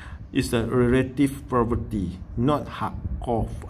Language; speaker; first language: English; non-native, local second language; Malay